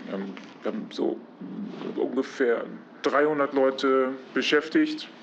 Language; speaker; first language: German; non-native, fluent; Polish